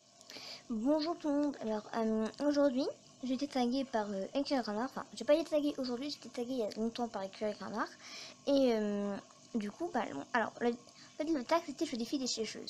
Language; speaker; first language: French; native; French